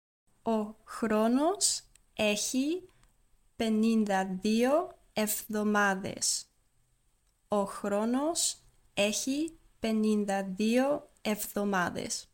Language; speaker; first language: Greek; non-native, learner; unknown